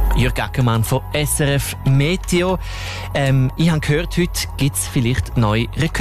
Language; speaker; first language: German; native; German